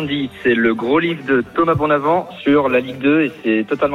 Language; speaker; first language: French; native; French